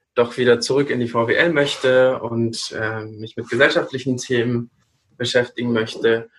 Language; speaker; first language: German; native; German